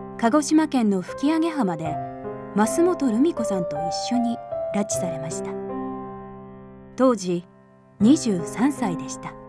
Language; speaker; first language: Japanese; native; Japanese